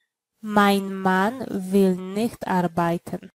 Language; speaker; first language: German; non-native, fluent; Polish